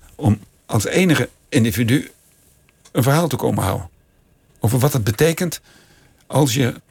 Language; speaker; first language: Dutch; native; Dutch